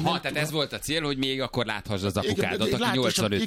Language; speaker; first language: Hungarian; native; Hungarian